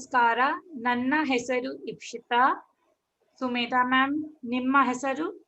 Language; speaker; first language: Kannada; non-native, learner; Bangla